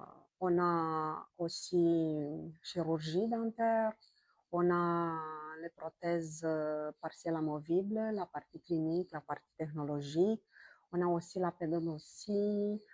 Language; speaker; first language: French; non-native, fluent; Romanian